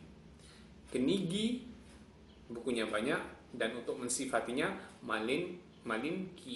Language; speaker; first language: Indonesian; non-native, local second language; Javanese